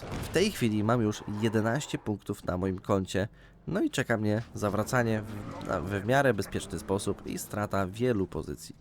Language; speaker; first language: Polish; native; Polish